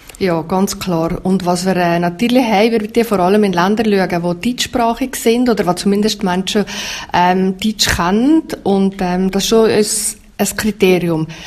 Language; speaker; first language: German; native; German